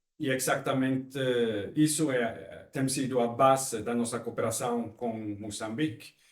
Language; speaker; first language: Portuguese; non-native, fluent; Norwegian